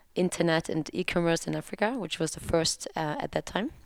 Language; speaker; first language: English; non-native, fluent; German